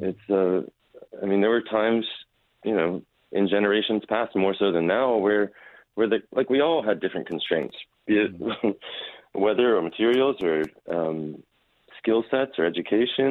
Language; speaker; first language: English; native; English